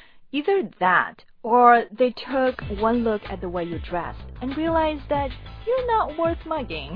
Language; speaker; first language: English; non-native, fluent; Chinese